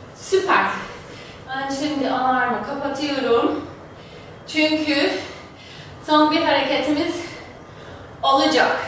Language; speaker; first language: Turkish; non-native, fluent; German